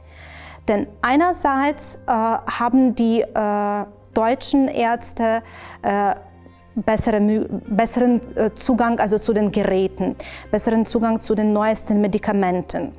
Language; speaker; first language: German; non-native, fluent; Ukrainian